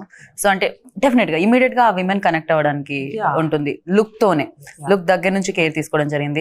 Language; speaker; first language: Telugu; native; Telugu